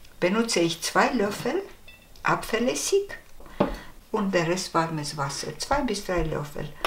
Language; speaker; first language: German; non-native, fluent; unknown